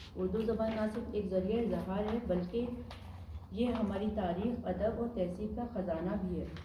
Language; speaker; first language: Urdu; native; Urdu